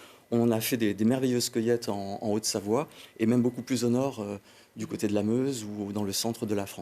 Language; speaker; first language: French; native; French